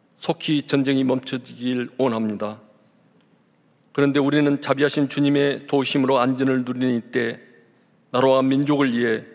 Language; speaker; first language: Korean; native; Korean